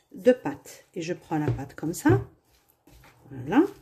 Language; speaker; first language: French; non-native, local second language; Arabic